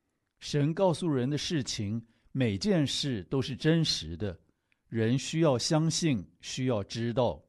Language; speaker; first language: Chinese; native; Chinese